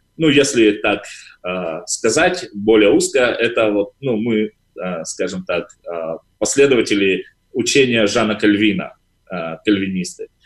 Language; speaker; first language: Russian; native; Russian